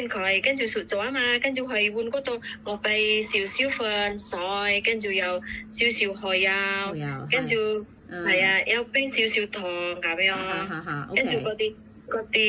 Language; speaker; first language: Cantonese; non-native, learner; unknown